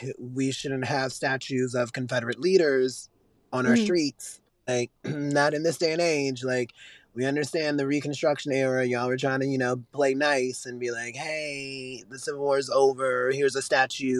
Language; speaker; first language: English; native; English